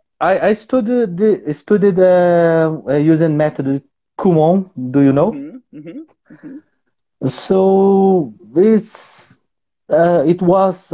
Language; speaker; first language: English; non-native, learner; Portuguese